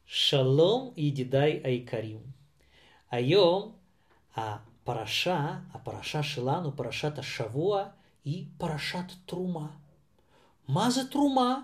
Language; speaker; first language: Hebrew; non-native, fluent; Russian